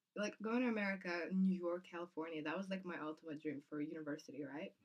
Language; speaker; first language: English; non-native, fluent; Kazakh